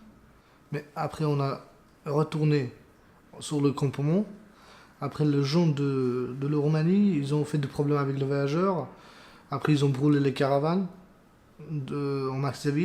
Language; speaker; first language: French; non-native, learner; Romanian